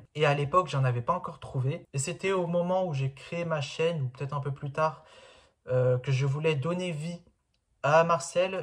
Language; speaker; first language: French; native; French